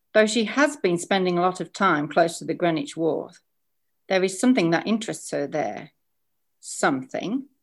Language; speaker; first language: English; native; English